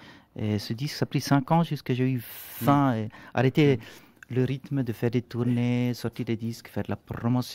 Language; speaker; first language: French; non-native, local second language; Swiss German